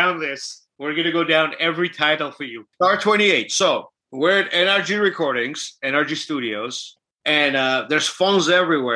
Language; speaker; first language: English; non-native, fluent; Armenian